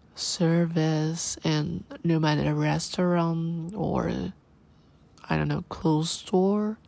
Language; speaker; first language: English; non-native, learner; Chinese